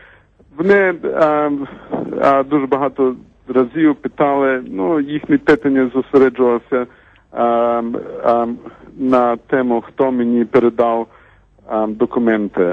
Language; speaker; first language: Ukrainian; early bilingual, heritage; Ukrainian